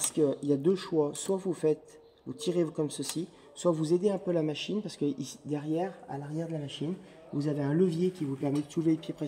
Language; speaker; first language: French; native; French